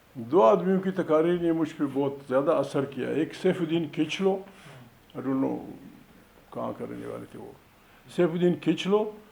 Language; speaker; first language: Urdu; non-native, local second language; Pashto